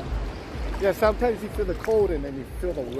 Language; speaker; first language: English; native; English